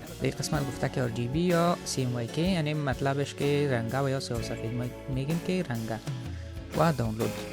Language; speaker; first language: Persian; non-native, local second language; Pashto